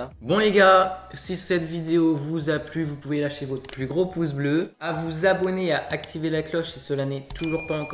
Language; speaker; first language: French; native; French